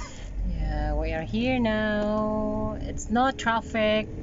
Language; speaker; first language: English; non-native, learner; Filipino